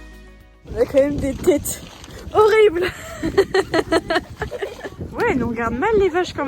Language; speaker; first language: French; native; French